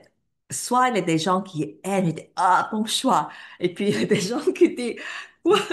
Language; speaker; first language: French; non-native, fluent; Cantonese